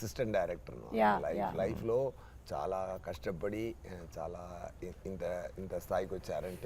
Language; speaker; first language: Telugu; non-native, learner; Tamil